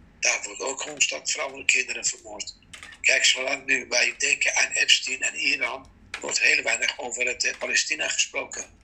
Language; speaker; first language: Dutch; non-native, fluent; Persian